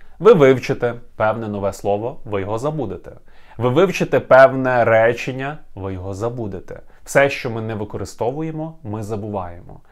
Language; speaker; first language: Ukrainian; native; Ukrainian